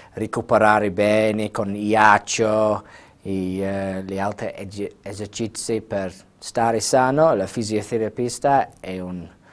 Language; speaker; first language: Italian; non-native, fluent; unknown